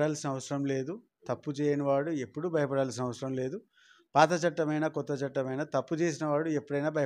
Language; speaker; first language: Telugu; native; Telugu